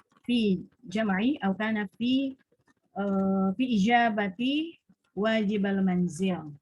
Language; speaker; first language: Arabic; non-native, learner; Indonesian